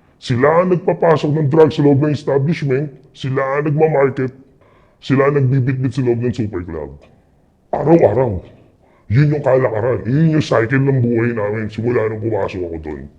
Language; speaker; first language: Filipino; native; Filipino